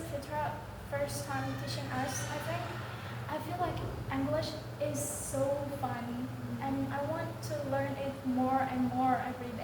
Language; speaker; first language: English; non-native, learner; Indonesian